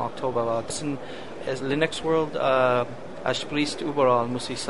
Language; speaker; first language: German; non-native, fluent; English